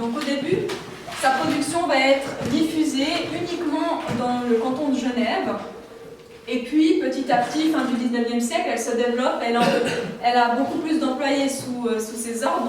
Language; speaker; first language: French; native; French